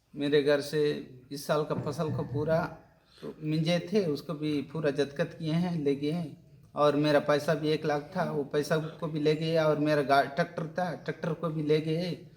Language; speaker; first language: Hindi; non-native, local second language; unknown